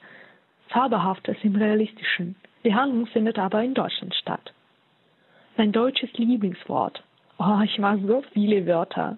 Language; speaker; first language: German; non-native, fluent; Russian